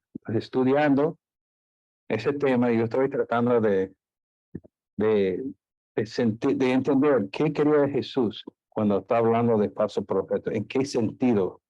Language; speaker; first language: Spanish; non-native, fluent; English